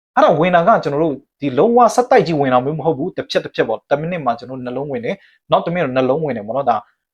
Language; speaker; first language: Burmese; native; Burmese